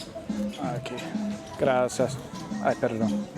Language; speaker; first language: Spanish; non-native, learner; English